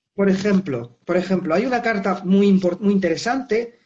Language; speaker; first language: Spanish; native; Spanish